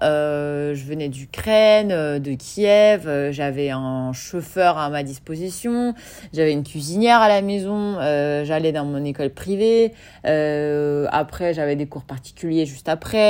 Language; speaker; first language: French; non-native, fluent; Russian